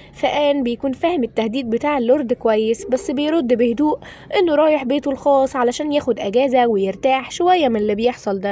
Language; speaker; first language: Arabic; native; Arabic